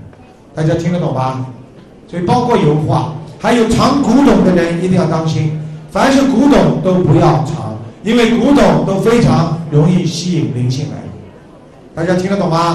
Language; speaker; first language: Chinese; native; Chinese